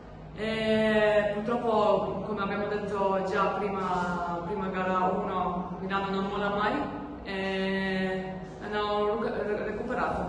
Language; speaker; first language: Italian; non-native, fluent; Polish